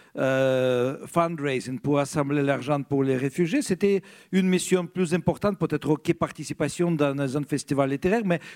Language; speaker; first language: French; non-native, fluent; Russian